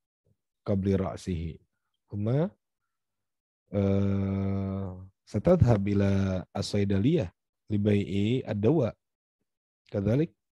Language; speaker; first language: Arabic; non-native, fluent; Indonesian